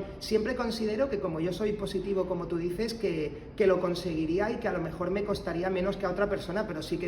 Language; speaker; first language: Spanish; native; Spanish